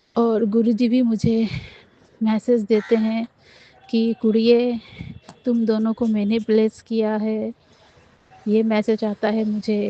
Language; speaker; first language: Hindi; non-native, local second language; Nepali